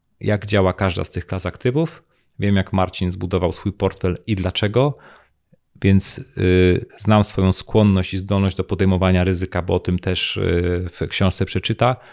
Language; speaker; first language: Polish; native; Polish